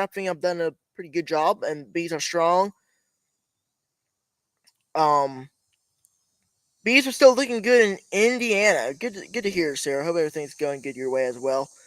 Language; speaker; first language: English; native; English